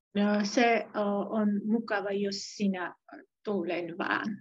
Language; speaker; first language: Finnish; non-native, learner; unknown